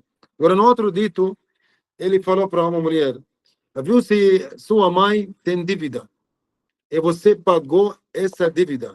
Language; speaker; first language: Portuguese; non-native, fluent; Arabic